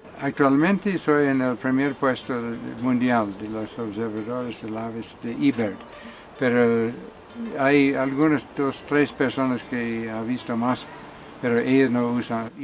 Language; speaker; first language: Spanish; non-native, learner; English